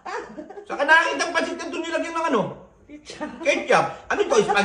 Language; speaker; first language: Filipino; native; Filipino